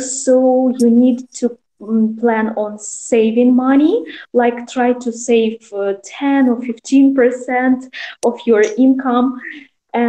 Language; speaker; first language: English; non-native, learner; Russian